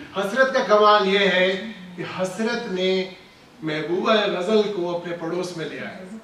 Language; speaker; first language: Urdu; native; Urdu